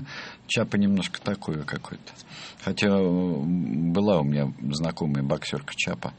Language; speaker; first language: Russian; native; Russian